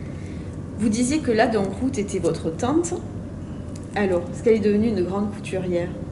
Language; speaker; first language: French; native; French